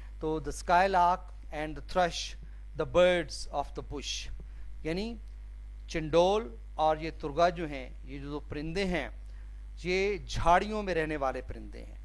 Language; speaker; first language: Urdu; non-native, local second language; Saraiki